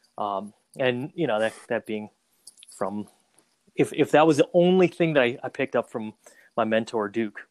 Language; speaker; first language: English; native; English